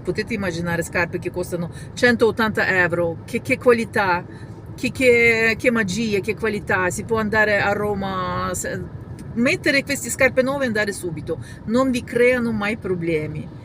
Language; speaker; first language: Italian; non-native, fluent; Ukrainian